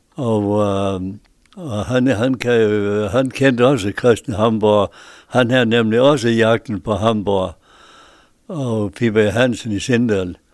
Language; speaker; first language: Danish; native; Danish